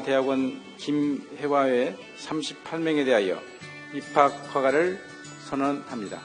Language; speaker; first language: Korean; native; Korean